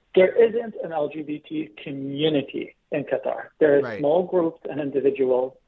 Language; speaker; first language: English; non-native, fluent; Arabic